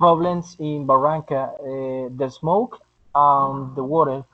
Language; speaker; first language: English; non-native, learner; Spanish